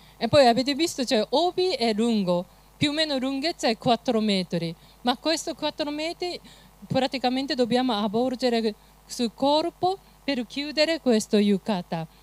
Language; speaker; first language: Italian; non-native, fluent; Japanese